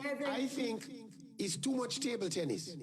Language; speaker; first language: English; native; English